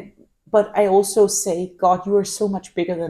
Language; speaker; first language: English; non-native, fluent; Danish